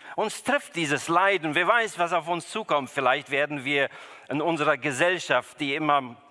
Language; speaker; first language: German; early bilingual, other home language; Russian